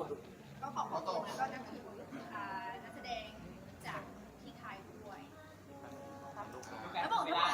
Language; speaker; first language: Thai; non-native, fluent; Burmese